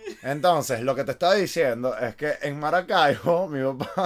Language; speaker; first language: Spanish; early bilingual, heritage; Spanish